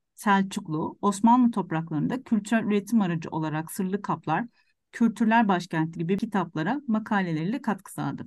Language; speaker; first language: Turkish; native; Turkish